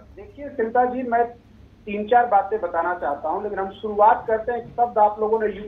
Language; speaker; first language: Hindi; native; Hindi